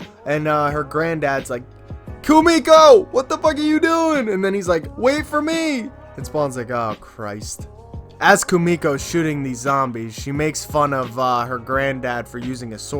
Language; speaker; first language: English; native; English